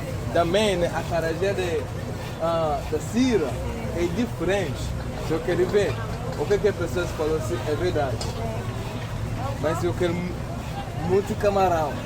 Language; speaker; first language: Portuguese; non-native, learner; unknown